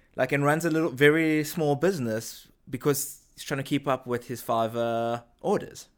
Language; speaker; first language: English; native; English